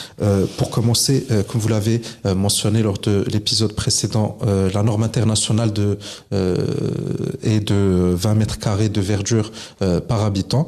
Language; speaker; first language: French; non-native, local second language; Arabic